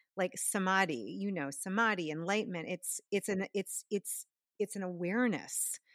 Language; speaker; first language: English; native; English